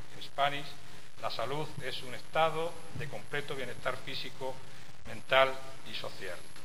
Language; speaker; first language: Spanish; native; Spanish